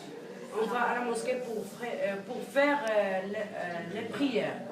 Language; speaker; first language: French; non-native, learner; Arabic